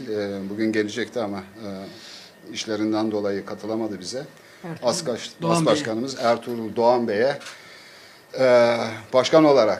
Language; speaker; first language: Turkish; native; Turkish